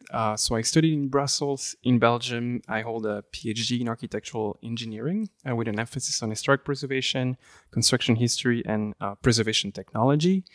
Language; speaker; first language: English; non-native, fluent; French